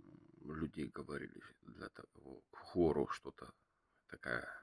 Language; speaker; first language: Russian; non-native, learner; Bulgarian